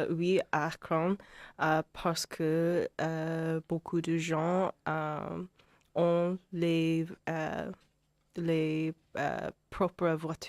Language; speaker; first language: French; non-native, learner; English